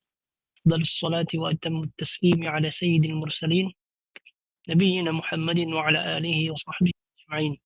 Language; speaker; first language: Arabic; non-native, fluent; Filipino